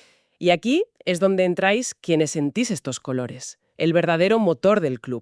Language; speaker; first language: Spanish; native; Spanish